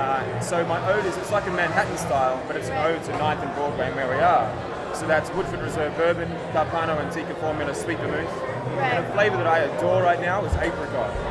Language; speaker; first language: English; native; English